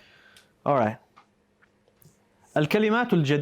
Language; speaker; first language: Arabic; non-native, fluent; English